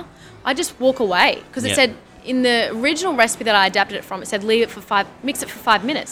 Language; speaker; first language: English; native; English